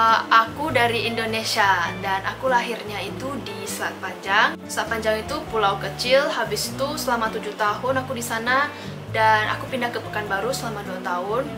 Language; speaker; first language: Indonesian; non-native, local second language; Min Nan Chinese